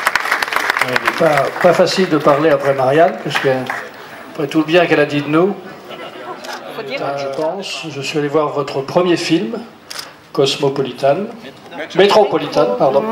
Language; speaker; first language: French; native; French